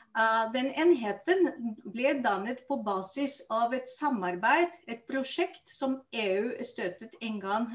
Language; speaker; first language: Norwegian; non-native, fluent; Spanish